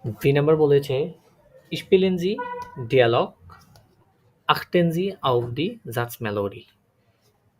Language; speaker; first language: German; non-native, learner; Bangla